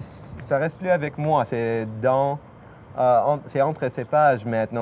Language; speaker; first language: French; non-native, fluent; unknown